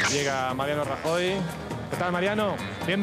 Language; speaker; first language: Spanish; native; Spanish